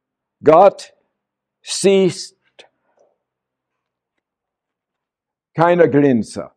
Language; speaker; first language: German; non-native, learner; English